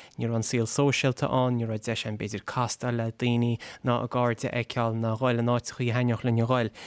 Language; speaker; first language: Irish; native; Irish